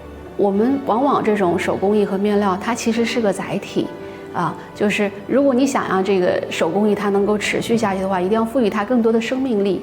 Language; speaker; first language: Chinese; native; Chinese